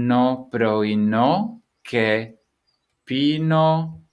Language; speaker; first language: Greek; non-native, learner; English